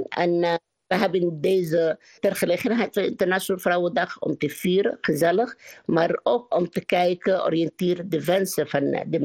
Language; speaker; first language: Dutch; non-native, learner; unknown